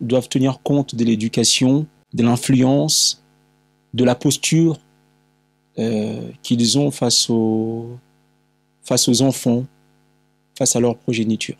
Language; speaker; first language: French; non-native, local second language; Lingala